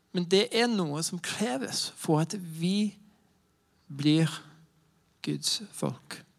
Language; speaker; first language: Norwegian; non-native, fluent; English